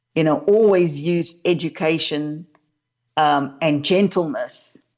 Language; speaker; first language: English; native; English